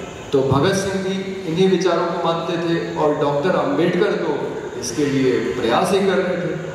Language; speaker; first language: Hindi; native; Hindi